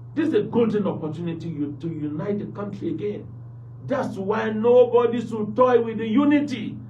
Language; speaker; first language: English; non-native, local second language; Yoruba